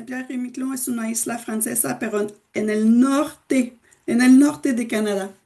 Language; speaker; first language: Spanish; non-native, fluent; French